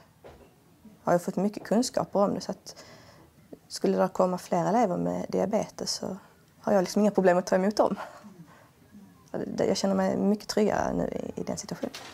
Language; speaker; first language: Swedish; native; Swedish